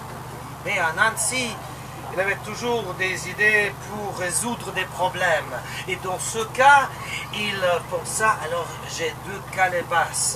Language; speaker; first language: French; non-native, local second language; Luxembourgish